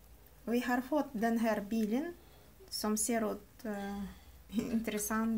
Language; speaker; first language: Swedish; non-native, learner; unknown